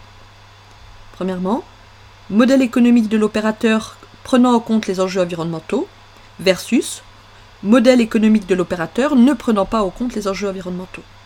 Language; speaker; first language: French; native; French